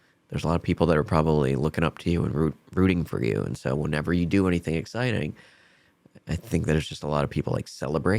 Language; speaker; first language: English; native; English